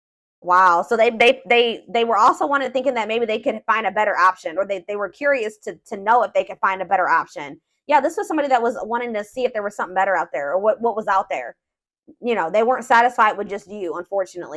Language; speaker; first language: English; native; English